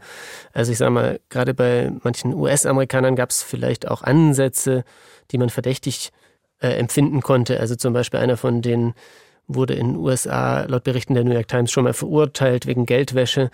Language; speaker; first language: German; native; German